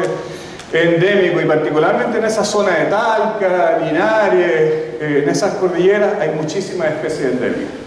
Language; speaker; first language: Spanish; native; Spanish